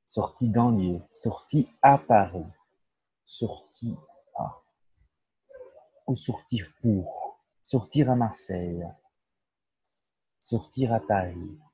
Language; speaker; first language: French; non-native, fluent; Portuguese